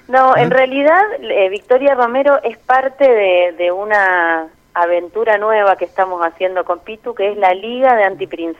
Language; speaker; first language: Spanish; native; Spanish